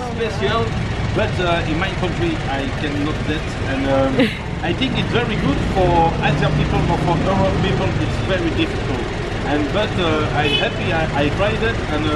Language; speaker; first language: English; non-native, learner; French